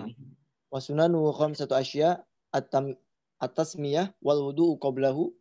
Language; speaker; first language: Arabic; non-native, learner; Indonesian